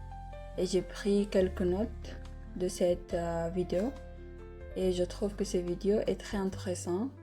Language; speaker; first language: French; non-native, learner; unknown